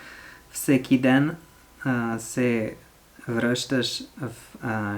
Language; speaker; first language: Bulgarian; non-native, learner; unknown